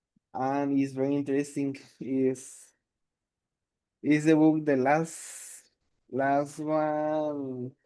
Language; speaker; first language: English; non-native, learner; Spanish